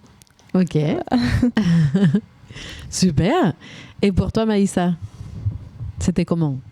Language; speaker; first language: French; native; French